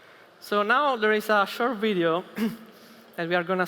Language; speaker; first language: English; non-native, fluent; Italian